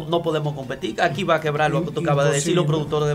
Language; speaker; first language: Spanish; native; Spanish